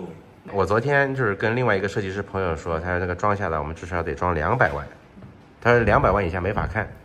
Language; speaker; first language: Chinese; native; Chinese